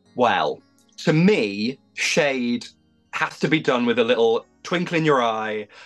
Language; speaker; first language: English; native; English